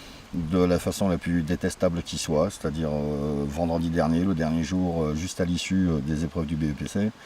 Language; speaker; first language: French; native; French